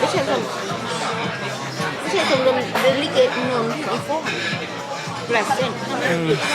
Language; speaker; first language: Swedish; non-native, learner; Thai